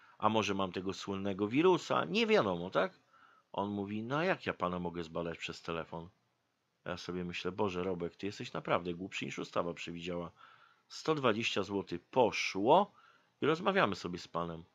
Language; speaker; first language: Polish; native; Polish